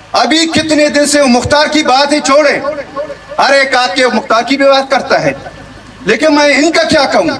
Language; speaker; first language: Urdu; non-native, local second language; Baluchi